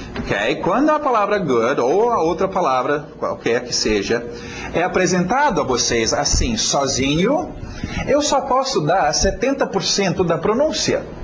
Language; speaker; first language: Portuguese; non-native, fluent; English